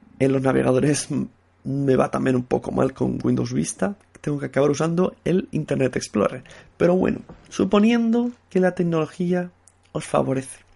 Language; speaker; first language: Spanish; native; Spanish